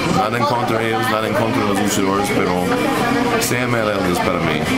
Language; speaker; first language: Spanish; non-native, fluent; English